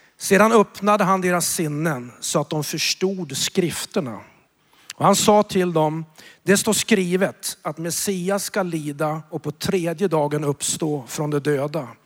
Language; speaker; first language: Swedish; native; Swedish